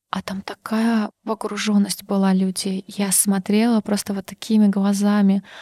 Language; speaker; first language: Russian; non-native, local second language; Karachay-Balkar